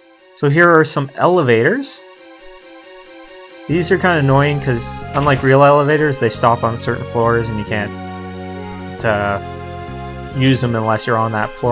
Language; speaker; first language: English; native; English